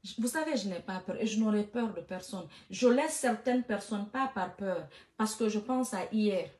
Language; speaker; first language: French; non-native, local second language; Fula